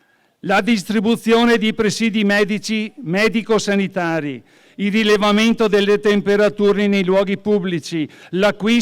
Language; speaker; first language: Italian; native; Italian